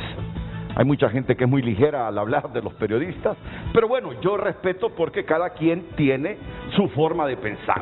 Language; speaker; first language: Spanish; native; Spanish